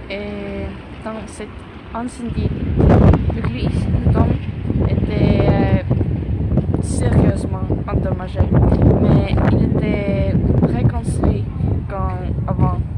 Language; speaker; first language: French; non-native, learner; Estonian